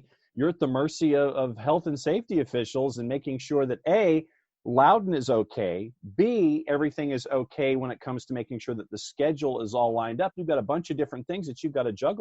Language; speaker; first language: English; native; English